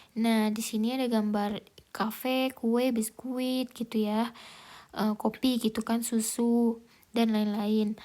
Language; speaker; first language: Indonesian; native; Indonesian